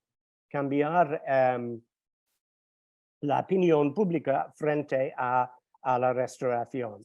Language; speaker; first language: Spanish; non-native, fluent; English